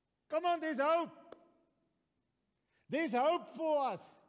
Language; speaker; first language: English; non-native, local second language; Afrikaans